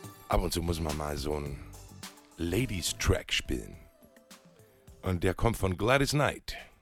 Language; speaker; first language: German; native; German